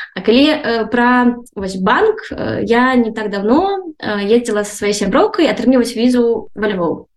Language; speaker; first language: Belarusian; native; Belarusian